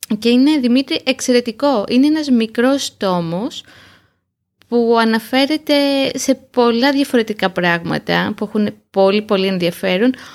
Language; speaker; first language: Greek; native; Greek